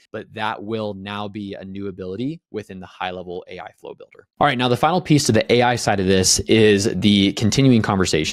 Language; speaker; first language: English; native; English